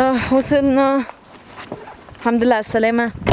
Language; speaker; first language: Arabic; native; Arabic